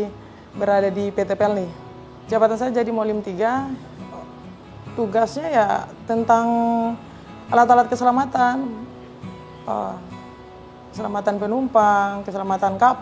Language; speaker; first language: Indonesian; native; Indonesian